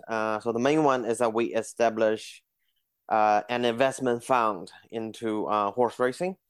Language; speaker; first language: English; non-native, fluent; Chinese